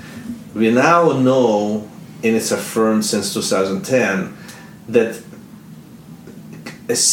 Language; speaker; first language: English; non-native, fluent; Russian